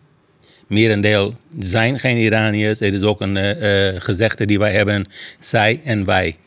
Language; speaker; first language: Dutch; non-native, fluent; Persian